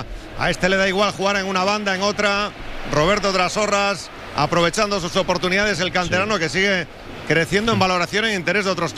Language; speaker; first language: Spanish; native; Spanish